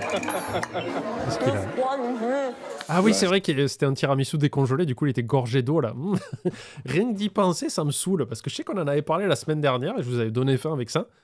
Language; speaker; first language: French; native; French